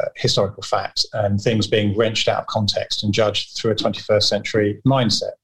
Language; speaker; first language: English; native; English